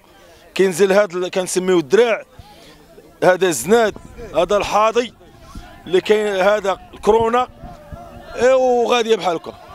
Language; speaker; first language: Arabic; native; Arabic